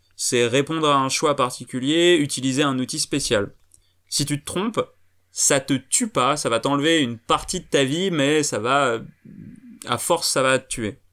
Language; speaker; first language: French; native; French